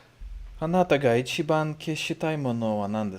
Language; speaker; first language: Japanese; non-native, learner; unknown